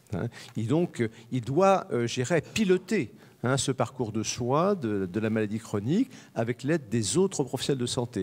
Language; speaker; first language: French; native; French